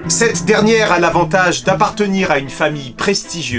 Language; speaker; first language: French; native; French